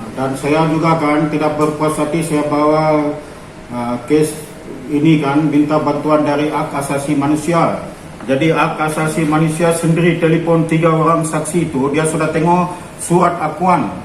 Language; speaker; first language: Malay; non-native, local second language; Tamil